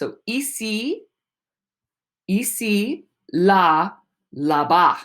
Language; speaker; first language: French; non-native, fluent; English